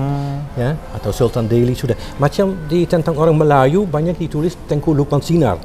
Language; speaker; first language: Indonesian; non-native, fluent; Dutch